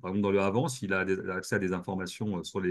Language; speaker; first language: French; native; French